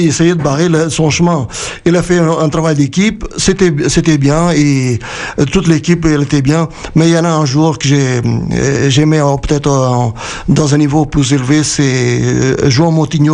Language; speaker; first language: French; non-native, fluent; Portuguese